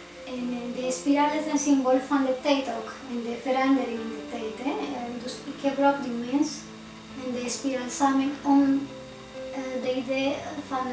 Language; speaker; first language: Dutch; non-native, fluent; Spanish